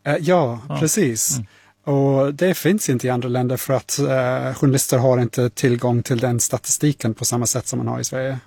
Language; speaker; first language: Swedish; non-native, fluent; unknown